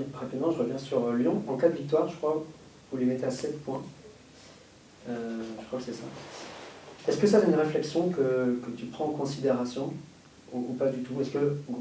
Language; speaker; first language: French; native; French